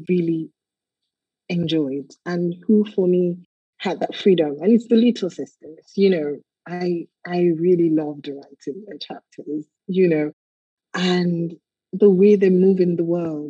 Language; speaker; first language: English; non-native, local second language; Yoruba